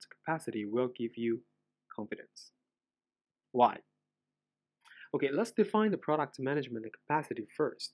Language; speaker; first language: English; non-native, fluent; Chinese